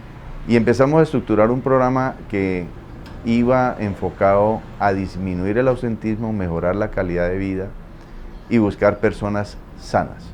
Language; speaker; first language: Spanish; native; Spanish